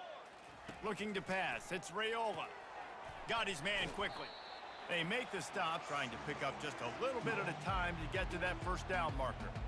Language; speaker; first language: English; native; English